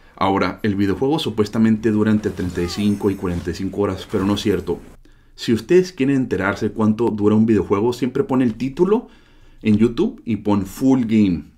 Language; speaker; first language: Spanish; native; Spanish